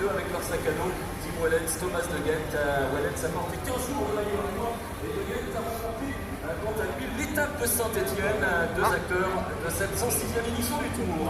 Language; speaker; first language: French; native; French